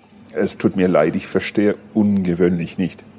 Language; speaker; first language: German; non-native, learner; English